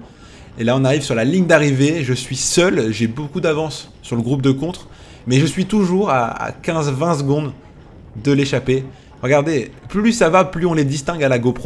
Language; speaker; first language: French; native; French